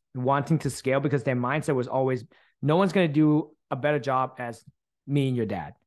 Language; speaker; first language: English; early bilingual, other home language; Thai